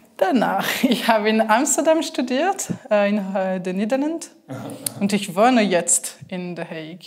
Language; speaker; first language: German; non-native, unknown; French